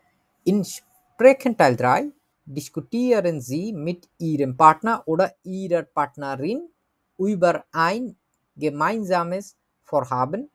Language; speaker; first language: German; non-native, learner; Bangla